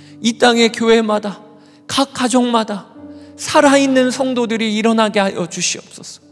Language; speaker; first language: Korean; native; Korean